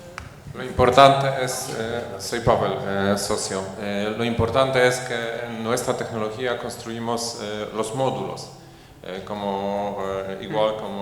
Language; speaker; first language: Spanish; non-native, fluent; Polish